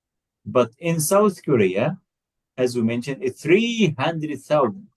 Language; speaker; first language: English; non-native, fluent; Arabic